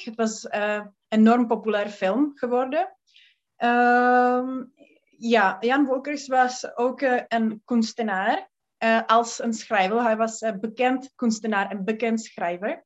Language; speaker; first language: Dutch; non-native, learner; Czech